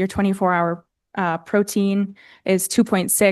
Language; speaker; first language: English; native; English